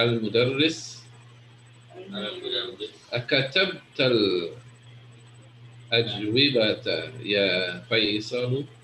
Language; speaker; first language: Arabic; non-native, fluent; English